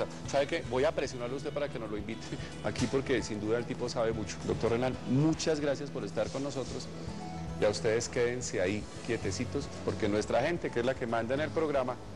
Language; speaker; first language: Spanish; native; Spanish